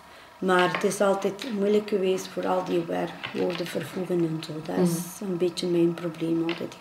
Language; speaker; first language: Dutch; early bilingual, other home language; Spanish